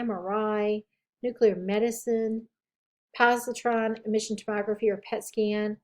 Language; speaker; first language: English; native; English